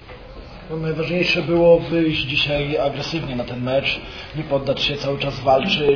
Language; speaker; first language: Polish; native; Polish